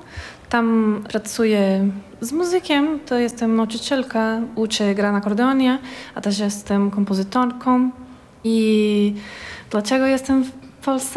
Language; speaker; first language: Polish; non-native, learner; Portuguese